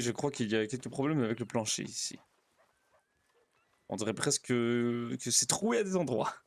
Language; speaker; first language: French; native; French